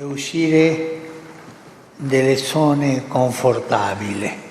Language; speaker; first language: Italian; non-native, fluent; Spanish